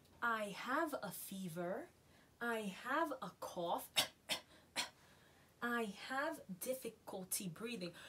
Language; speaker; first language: English; non-native, learner; Haitian Creole